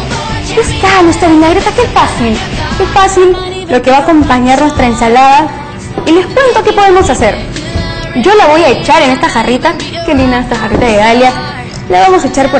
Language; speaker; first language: Spanish; native; Spanish